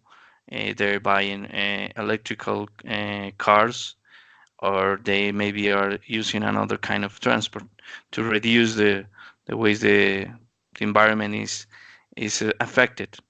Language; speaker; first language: English; non-native, learner; Spanish